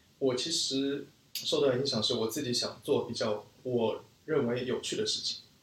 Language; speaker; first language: Chinese; early bilingual, other home language; Korean